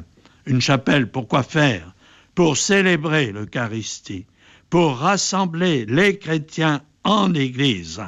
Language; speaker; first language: French; native; French